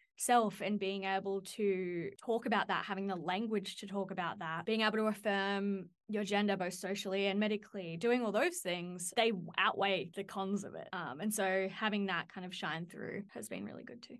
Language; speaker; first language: English; native; English